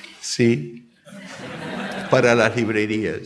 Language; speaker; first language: Portuguese; non-native, learner; Spanish